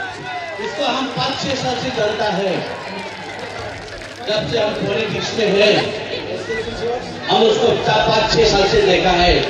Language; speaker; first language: Hindi; non-native, local second language; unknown